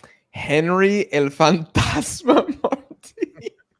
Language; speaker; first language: Spanish; non-native, fluent; English